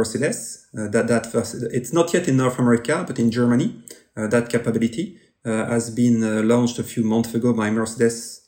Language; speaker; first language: English; non-native, fluent; French